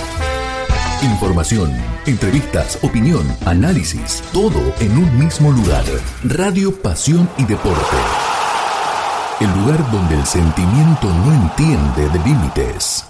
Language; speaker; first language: Spanish; native; Spanish